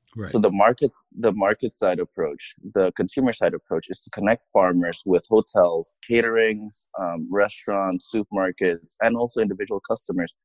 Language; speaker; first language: English; non-native, fluent; Indonesian